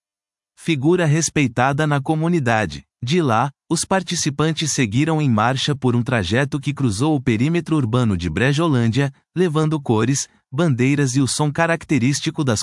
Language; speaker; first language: Portuguese; native; Portuguese